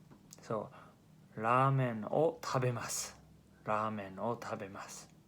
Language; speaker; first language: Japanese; non-native, fluent; English